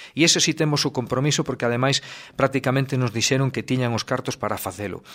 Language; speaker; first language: Galician; native; Galician